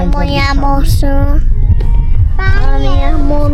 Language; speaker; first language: Nepali; early bilingual, heritage; Nepali